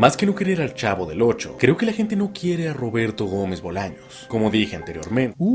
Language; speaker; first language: Spanish; native; Spanish